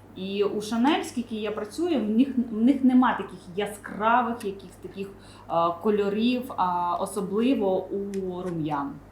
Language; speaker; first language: Ukrainian; non-native, local second language; Russian